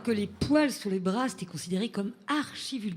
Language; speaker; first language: French; native; French